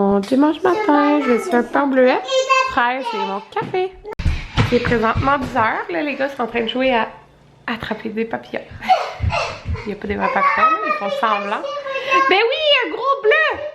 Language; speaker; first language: French; native; French